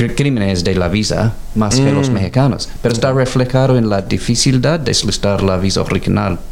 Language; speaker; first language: Spanish; non-native, learner; English